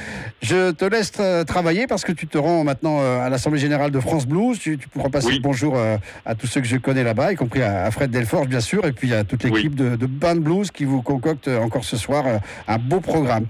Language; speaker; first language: French; native; French